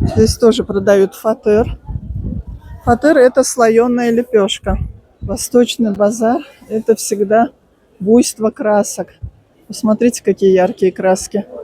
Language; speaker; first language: Russian; native; Russian